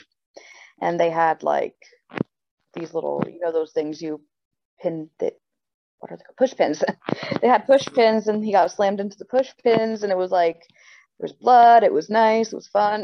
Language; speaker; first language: English; native; English